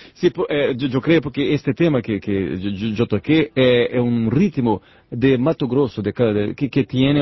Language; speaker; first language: Spanish; non-native, learner; Portuguese